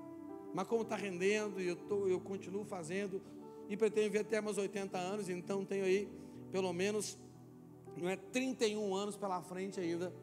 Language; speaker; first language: Portuguese; native; Portuguese